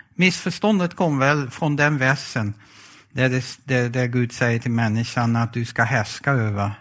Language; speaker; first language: Swedish; non-native, fluent; Dutch